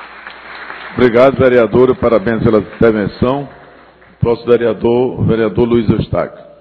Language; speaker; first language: Portuguese; native; Portuguese